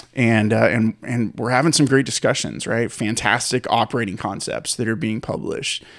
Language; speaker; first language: English; native; English